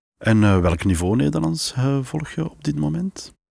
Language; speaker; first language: Dutch; native; Dutch